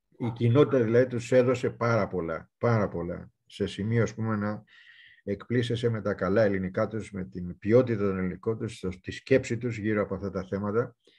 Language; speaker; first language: Greek; native; Greek